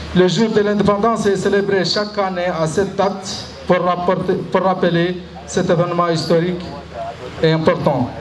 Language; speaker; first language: French; non-native, local second language; Arabic